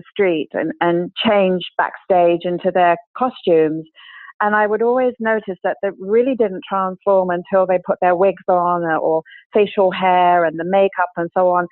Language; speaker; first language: English; native; English